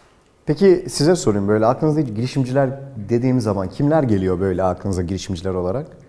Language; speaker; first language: Turkish; native; Turkish